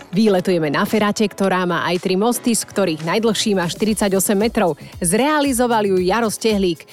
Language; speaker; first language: Slovak; native; Slovak